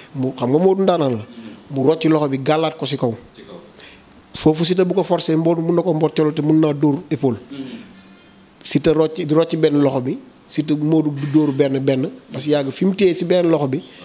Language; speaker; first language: Wolof; non-native, local second language; Serer